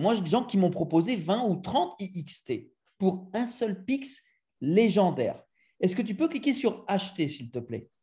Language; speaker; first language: French; native; French